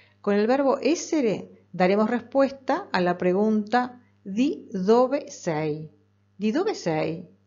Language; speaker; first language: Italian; non-native, fluent; Spanish